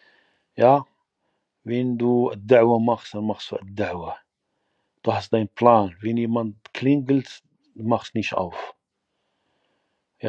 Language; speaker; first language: German; non-native, fluent; Arabic